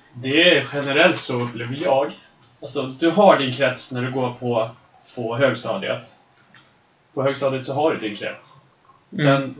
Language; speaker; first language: Swedish; native; Swedish